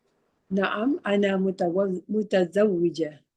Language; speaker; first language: Arabic; non-native, learner; Malay